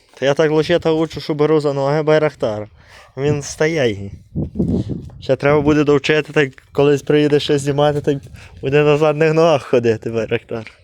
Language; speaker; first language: Ukrainian; native; Ukrainian